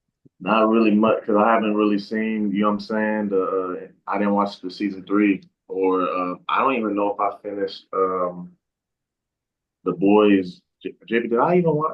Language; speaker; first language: English; native; English